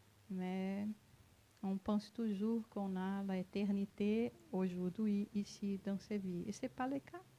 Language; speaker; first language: French; non-native, fluent; Portuguese